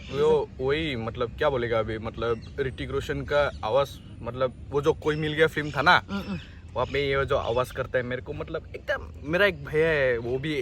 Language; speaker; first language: Hindi; non-native, local second language; Bodo